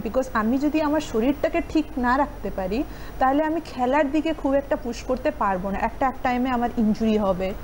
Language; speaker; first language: Bangla; non-native, local second language; Hindi